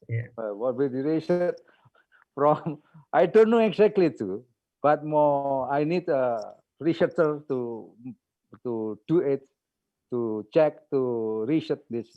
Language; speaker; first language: English; non-native, learner; Indonesian